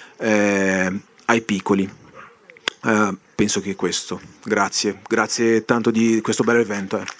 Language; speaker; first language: Italian; non-native, fluent; Portuguese